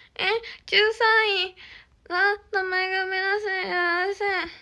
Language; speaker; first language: Japanese; native; Japanese